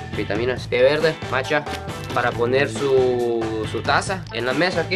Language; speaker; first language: Spanish; non-native, fluent; Japanese